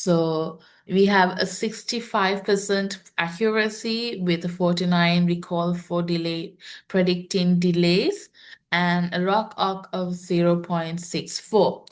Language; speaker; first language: English; non-native, local second language; Sinhala